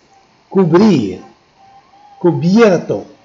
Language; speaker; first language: Spanish; non-native, fluent; Arabic